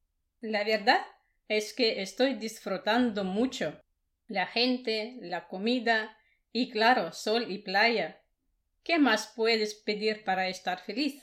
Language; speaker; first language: Spanish; non-native, fluent; Russian